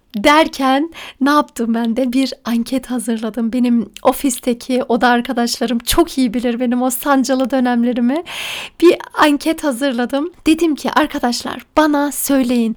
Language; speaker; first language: Turkish; native; Turkish